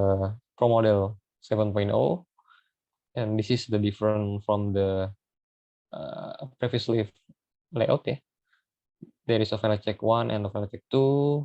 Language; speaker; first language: English; non-native, learner; Indonesian